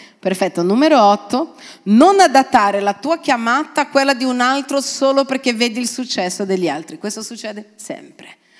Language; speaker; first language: Italian; non-native, fluent; Portuguese